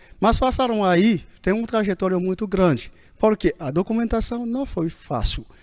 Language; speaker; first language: Portuguese; non-native, fluent; Haitian Creole